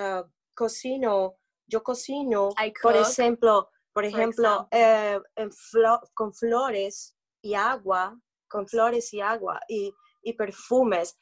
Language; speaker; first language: Spanish; non-native, learner; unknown